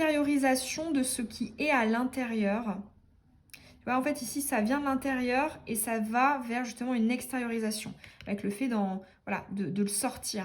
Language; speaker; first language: French; native; French